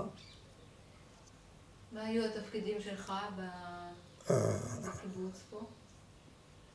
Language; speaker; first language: Hebrew; native; Hebrew